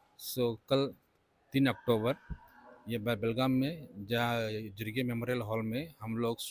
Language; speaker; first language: Hindi; non-native, local second language; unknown